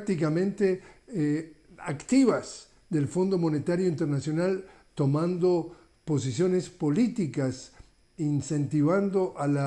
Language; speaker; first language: Spanish; native; Spanish